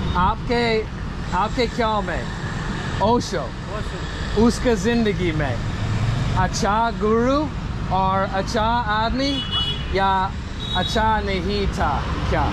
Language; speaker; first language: Hindi; non-native, learner; English